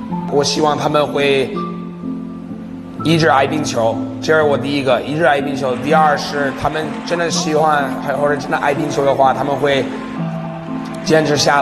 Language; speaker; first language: Chinese; early bilingual, other home language; English